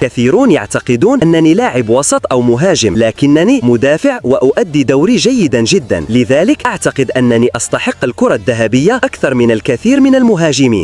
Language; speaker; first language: Arabic; native; Arabic